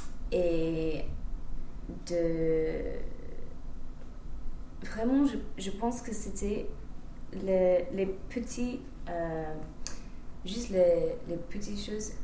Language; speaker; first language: French; non-native, fluent; English